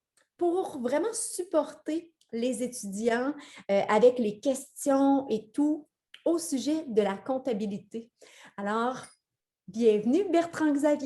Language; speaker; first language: French; native; French